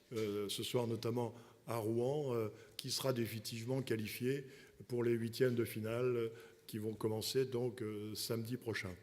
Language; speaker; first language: French; native; French